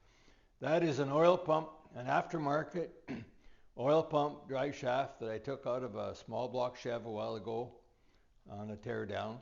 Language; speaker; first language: English; native; English